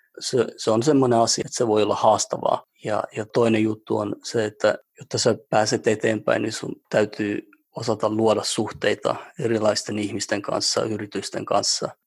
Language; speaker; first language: Finnish; early bilingual, other home language; Albanian